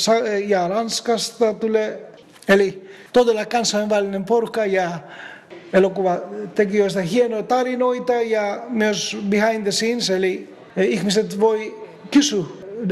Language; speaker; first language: Finnish; non-native, fluent; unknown